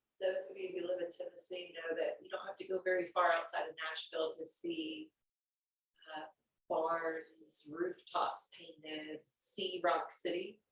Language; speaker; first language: English; native; English